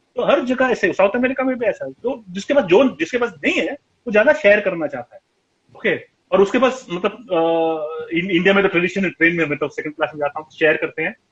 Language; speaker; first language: Hindi; non-native, local second language; Tamil